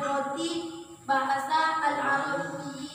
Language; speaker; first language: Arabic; non-native, learner; Indonesian